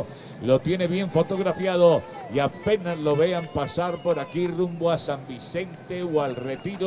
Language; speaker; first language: Spanish; native; Spanish